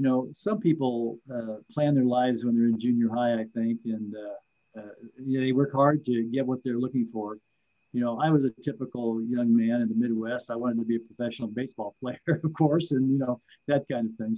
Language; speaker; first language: English; native; English